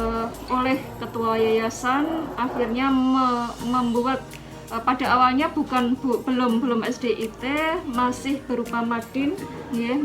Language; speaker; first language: Indonesian; native; Indonesian